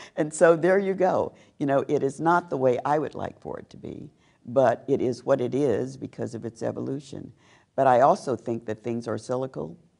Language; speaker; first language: English; native; English